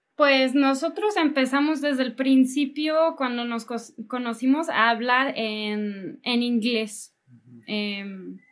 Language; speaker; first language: Spanish; non-native, fluent; English